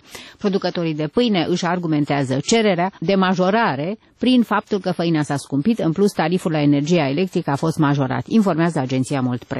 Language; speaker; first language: Romanian; native; Romanian